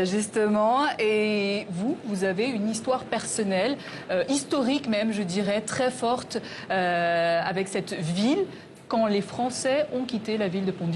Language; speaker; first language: French; native; French